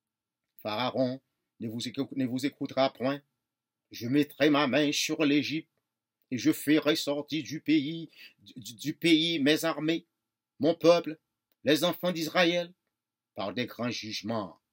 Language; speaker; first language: French; non-native, local second language; Haitian Creole